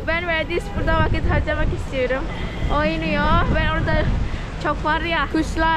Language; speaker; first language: Turkish; non-native, learner; Indonesian